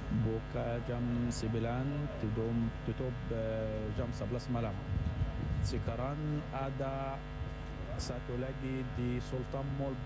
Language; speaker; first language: Indonesian; non-native, learner; Arabic